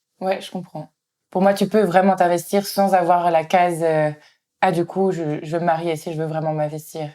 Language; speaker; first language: French; native; French